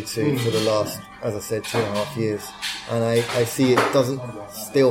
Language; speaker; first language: English; native; English